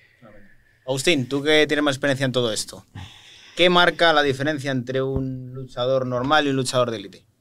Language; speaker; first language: Spanish; native; Spanish